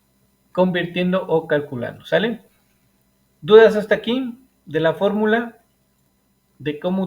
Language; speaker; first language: Spanish; native; Spanish